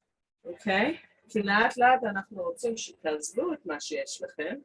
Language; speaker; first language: Hebrew; non-native, fluent; English